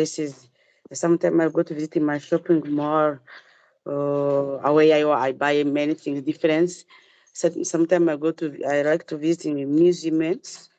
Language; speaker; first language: English; non-native, learner; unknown